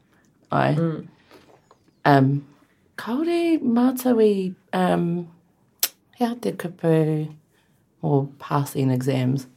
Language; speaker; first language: Māori; non-native, local second language; English